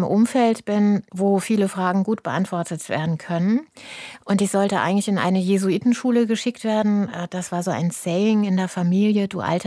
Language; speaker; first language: German; native; German